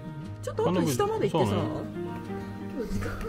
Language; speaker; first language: Japanese; native; Japanese